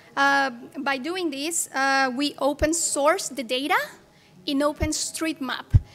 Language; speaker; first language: English; non-native, fluent; Spanish